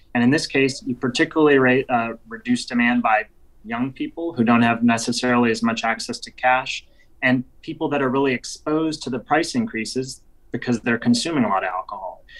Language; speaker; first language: English; native; English